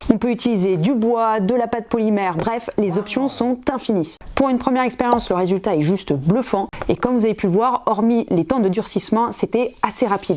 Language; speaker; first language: French; native; French